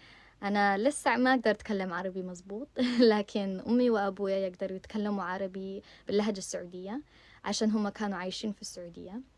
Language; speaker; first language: Arabic; early bilingual, heritage; English